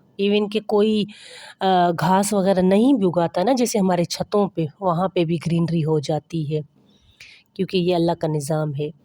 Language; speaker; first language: Urdu; non-native, local second language; Pahari-Potwari